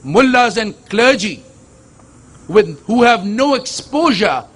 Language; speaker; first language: English; non-native, local second language; Urdu